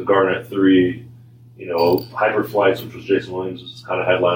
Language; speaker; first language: English; native; English